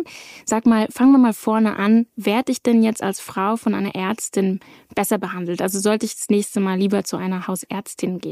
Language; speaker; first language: German; native; German